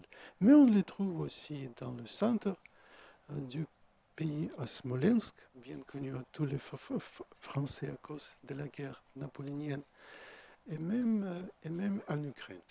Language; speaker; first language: French; non-native, fluent; Russian